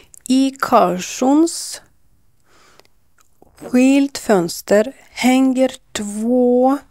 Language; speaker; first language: Swedish; non-native, learner; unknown